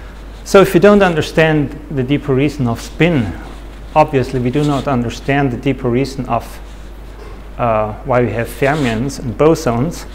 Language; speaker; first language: English; non-native, fluent; German